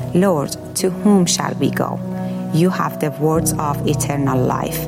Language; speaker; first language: English; non-native, fluent; Persian